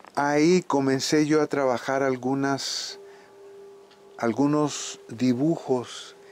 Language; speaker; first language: Spanish; native; Spanish